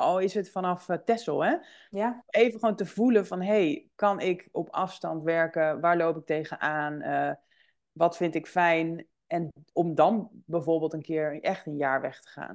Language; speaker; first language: Dutch; native; Dutch